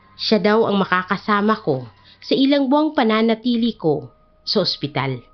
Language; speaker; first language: Filipino; native; Filipino